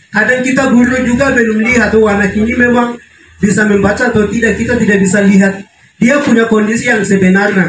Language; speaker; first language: Indonesian; non-native, local second language; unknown